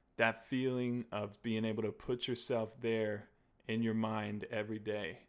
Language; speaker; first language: English; native; English